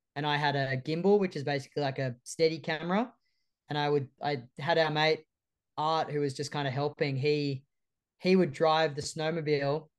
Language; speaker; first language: English; native; English